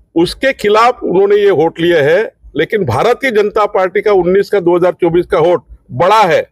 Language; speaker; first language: Hindi; non-native, local second language; Marathi